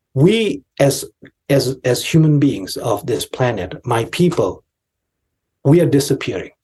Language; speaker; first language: English; non-native, local second language; Tibetan